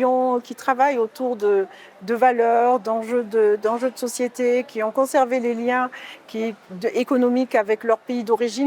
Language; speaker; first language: French; native; French